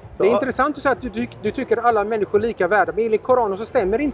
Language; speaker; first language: Swedish; native; Swedish